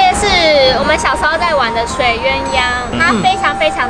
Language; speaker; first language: Chinese; native; Chinese